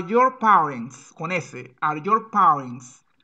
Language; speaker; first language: English; non-native, fluent; Spanish